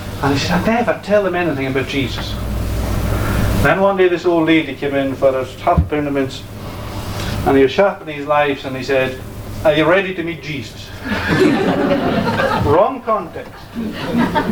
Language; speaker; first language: English; native; English